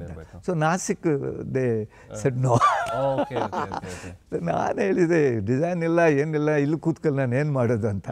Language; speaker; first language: Kannada; non-native, fluent; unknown